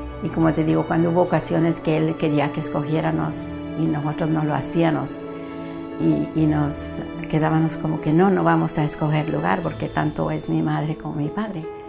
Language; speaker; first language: Spanish; early bilingual, heritage; Spanish